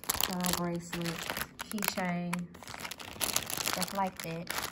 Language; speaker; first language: English; native; English